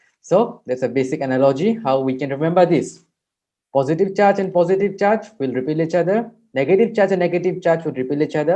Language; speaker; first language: English; non-native, local second language; Hindi